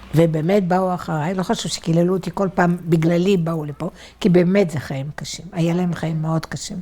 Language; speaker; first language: Hebrew; non-native, fluent; French